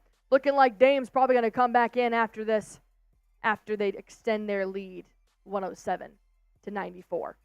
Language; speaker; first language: English; native; English